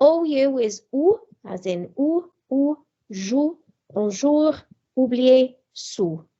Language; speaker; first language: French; non-native, fluent; English